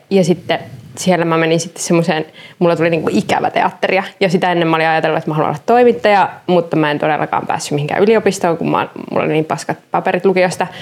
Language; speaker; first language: Finnish; native; Finnish